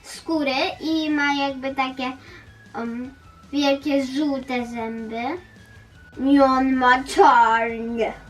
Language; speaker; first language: Polish; early bilingual, heritage; Polish